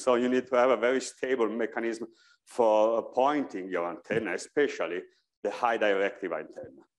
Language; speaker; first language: English; non-native, fluent; Italian